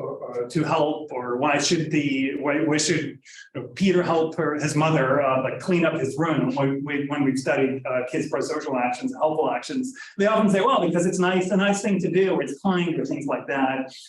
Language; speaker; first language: English; non-native, fluent; Norwegian